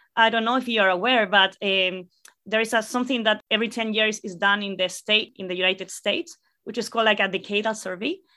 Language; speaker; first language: English; non-native, fluent; Spanish